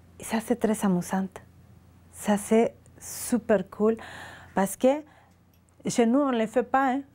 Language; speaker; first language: French; non-native, learner; Spanish